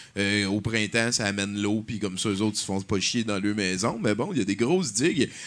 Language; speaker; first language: French; native; French